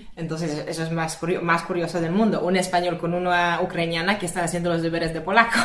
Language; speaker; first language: Spanish; non-native, fluent; Polish